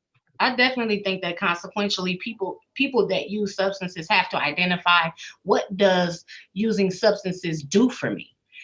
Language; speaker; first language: English; native; English